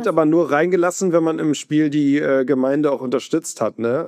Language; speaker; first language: German; native; German